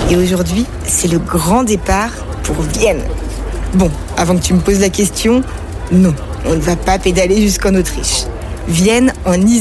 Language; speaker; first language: French; native; French